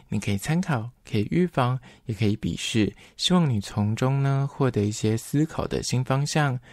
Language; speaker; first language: Chinese; native; Chinese